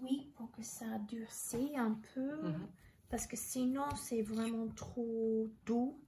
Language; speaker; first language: French; non-native, learner; English